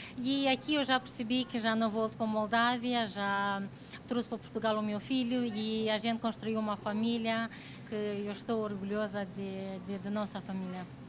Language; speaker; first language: Portuguese; non-native, fluent; Romanian